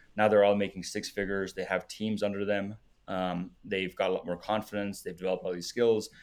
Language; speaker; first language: English; native; English